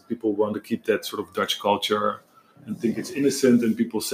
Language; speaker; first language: English; non-native, fluent; Dutch